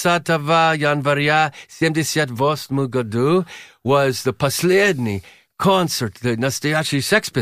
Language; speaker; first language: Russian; non-native, learner; English